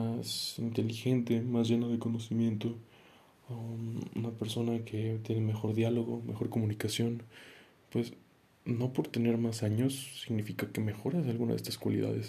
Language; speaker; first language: Spanish; native; Spanish